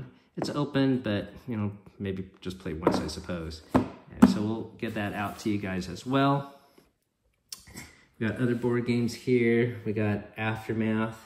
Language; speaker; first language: English; native; English